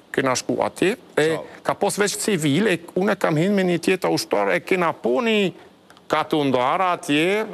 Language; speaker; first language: Albanian; non-native, fluent; German